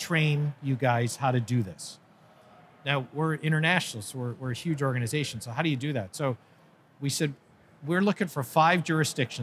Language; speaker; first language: English; native; English